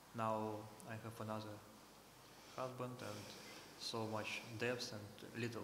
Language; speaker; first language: English; non-native, learner; Russian